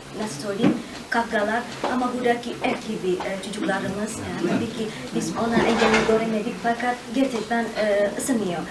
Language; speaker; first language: Turkish; non-native, learner; Indonesian